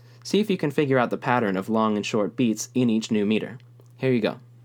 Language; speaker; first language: English; native; English